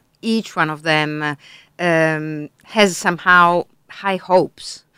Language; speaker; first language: English; non-native, fluent; Italian